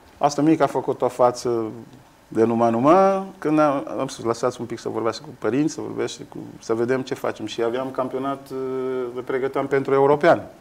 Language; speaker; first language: Romanian; non-native, fluent; Kabuverdianu